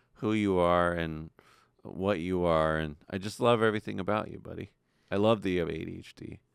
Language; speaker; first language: English; native; English